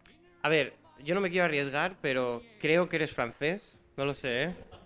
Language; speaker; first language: Spanish; native; Spanish